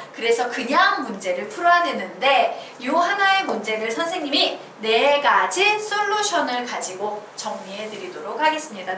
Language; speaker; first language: Korean; native; Korean